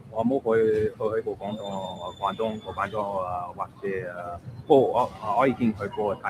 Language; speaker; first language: Cantonese; non-native, learner; English